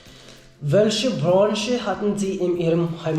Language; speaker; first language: German; non-native, learner; Hindi